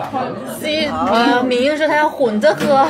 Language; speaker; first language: Chinese; native; Chinese